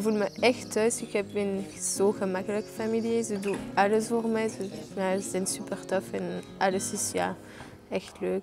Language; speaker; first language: Dutch; non-native, local second language; French